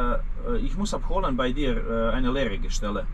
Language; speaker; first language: German; non-native, learner; Croatian